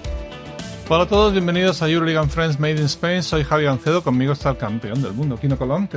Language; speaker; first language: Spanish; native; Spanish